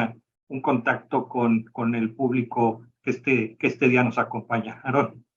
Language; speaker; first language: Spanish; native; Spanish